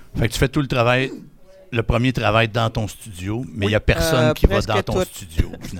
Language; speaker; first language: French; native; French